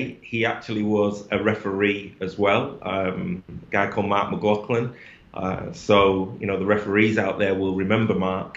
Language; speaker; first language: English; native; English